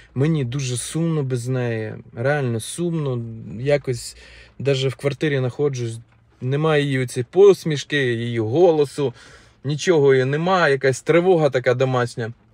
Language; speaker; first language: Ukrainian; non-native, local second language; Russian